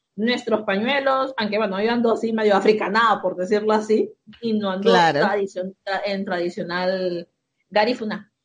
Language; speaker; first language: Spanish; native; Spanish